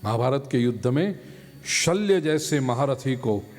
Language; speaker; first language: Hindi; non-native, local second language; Gujarati